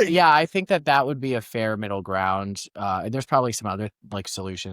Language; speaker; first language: English; native; English